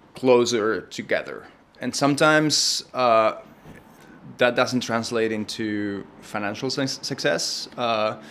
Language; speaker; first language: English; non-native, fluent; Spanish